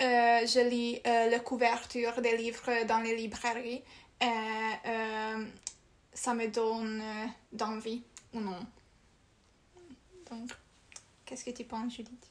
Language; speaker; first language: French; non-native, learner; Hungarian